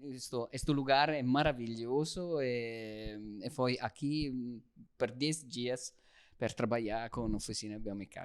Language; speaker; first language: Portuguese; non-native, learner; Italian